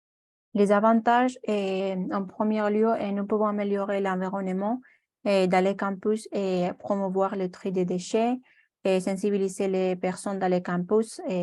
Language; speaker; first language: French; non-native, learner; Spanish